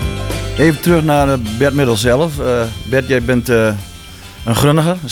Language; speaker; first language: Dutch; native; Dutch